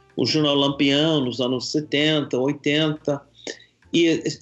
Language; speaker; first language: Portuguese; non-native, fluent; English